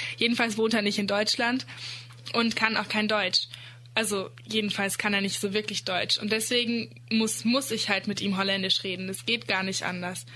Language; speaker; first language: German; early bilingual, other home language; Dutch